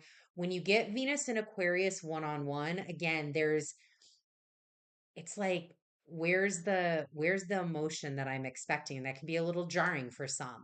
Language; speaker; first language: English; native; English